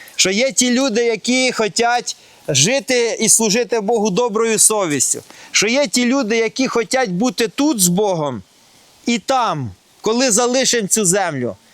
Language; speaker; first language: Ukrainian; non-native, local second language; Russian